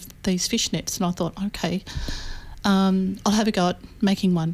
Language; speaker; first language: English; native; English